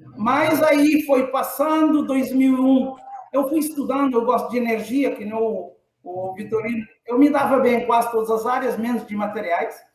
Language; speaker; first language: Portuguese; non-native, local second language; Kabuverdianu